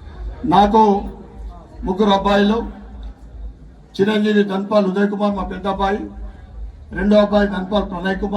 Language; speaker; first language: Telugu; native; Telugu